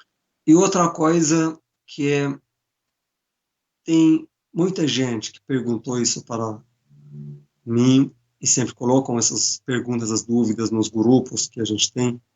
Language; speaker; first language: Portuguese; non-native, fluent; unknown